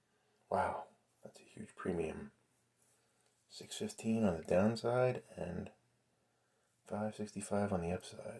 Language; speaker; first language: English; native; English